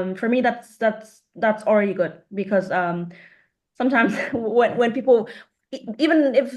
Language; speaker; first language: English; non-native, fluent; Vietnamese